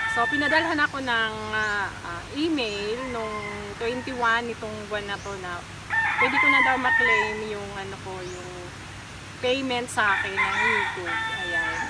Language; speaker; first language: Filipino; non-native, local second language; Waray